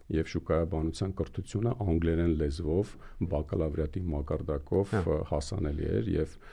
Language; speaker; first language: Armenian; native; Armenian